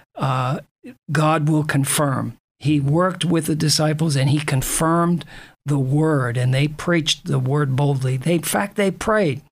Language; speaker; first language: English; native; English